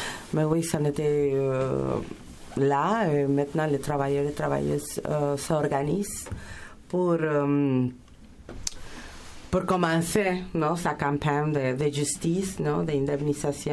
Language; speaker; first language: French; non-native, fluent; Spanish